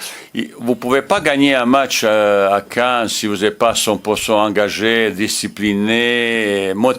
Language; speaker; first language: French; non-native, learner; Bosnian